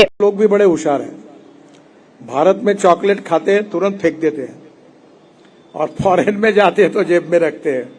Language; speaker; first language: Hindi; non-native, local second language; Marathi